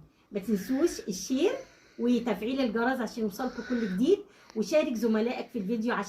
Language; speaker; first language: Arabic; native; Arabic